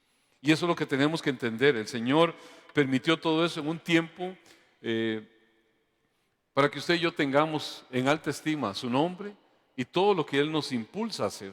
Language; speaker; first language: Spanish; native; Spanish